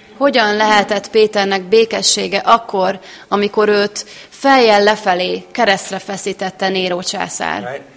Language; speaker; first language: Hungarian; native; Hungarian